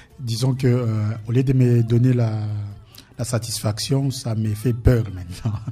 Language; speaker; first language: French; non-native, local second language; Lingala